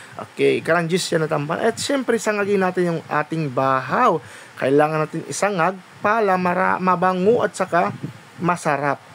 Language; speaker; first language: Filipino; non-native, local second language; Waray